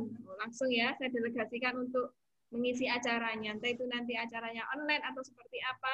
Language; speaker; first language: Indonesian; native; Indonesian